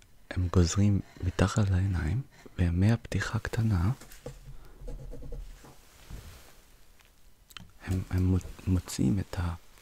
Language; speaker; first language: Hebrew; non-native, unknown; English